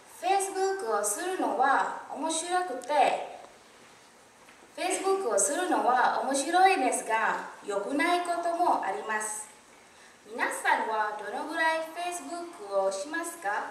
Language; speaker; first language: Japanese; non-native, learner; English